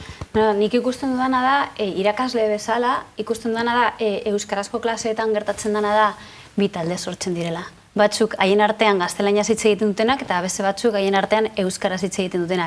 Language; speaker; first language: Basque; non-native, local second language; Spanish